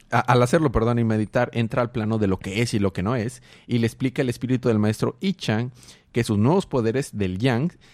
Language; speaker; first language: Spanish; native; Spanish